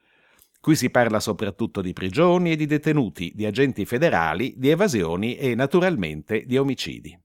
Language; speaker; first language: Italian; native; Italian